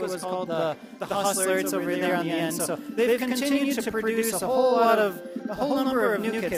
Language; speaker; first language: English; native; English